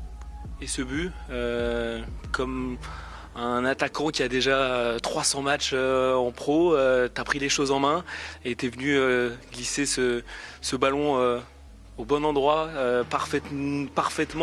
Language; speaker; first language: French; native; French